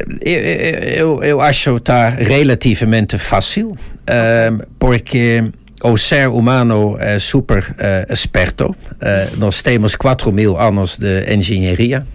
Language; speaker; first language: Portuguese; non-native, fluent; Dutch